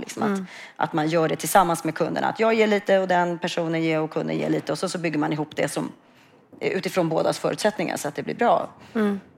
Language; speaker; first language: Swedish; native; Swedish